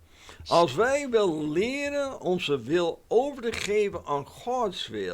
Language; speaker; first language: Dutch; non-native, fluent; English